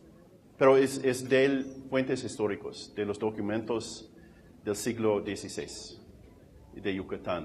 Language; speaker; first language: Spanish; non-native, fluent; English